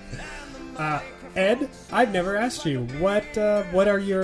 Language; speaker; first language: English; native; English